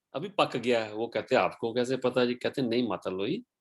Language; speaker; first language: Hindi; non-native, local second language; Punjabi